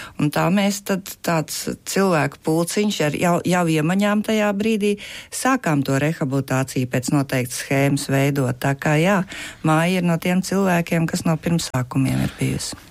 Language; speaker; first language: Latvian; native; Latvian